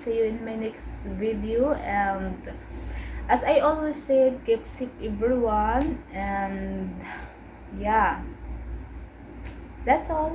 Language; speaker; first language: English; non-native, learner; Cebuano